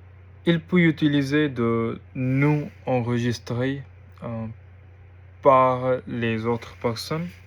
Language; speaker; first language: French; non-native, learner; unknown